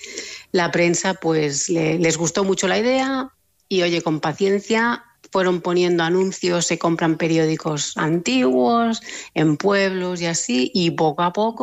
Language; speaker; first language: Spanish; native; Spanish